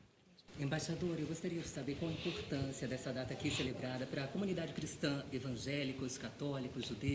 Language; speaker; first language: Portuguese; native; Portuguese